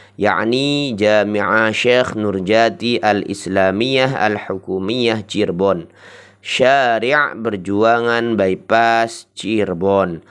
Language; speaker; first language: Arabic; non-native, learner; Indonesian